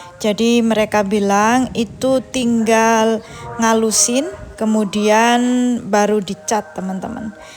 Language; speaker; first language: Indonesian; native; Indonesian